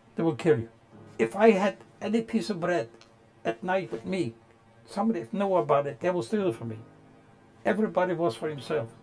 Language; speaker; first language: English; non-native, fluent; Polish